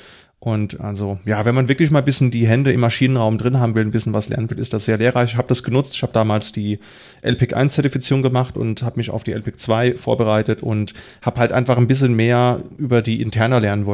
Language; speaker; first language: German; native; German